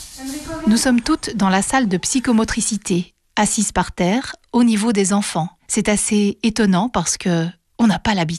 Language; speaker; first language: French; native; French